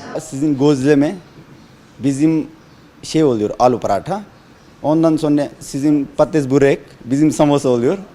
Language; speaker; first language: Turkish; non-native, learner; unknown